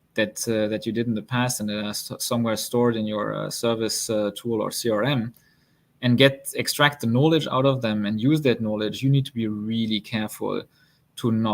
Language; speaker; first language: English; non-native, fluent; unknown